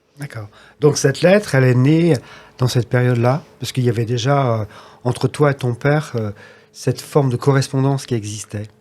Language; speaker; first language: French; native; French